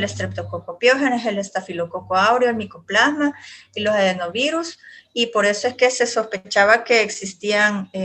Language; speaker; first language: Spanish; native; Spanish